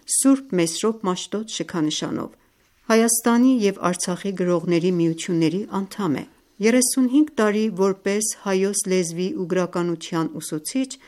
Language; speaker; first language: Armenian; early bilingual, heritage; Armenian